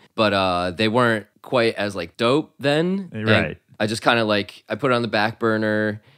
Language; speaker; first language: English; native; English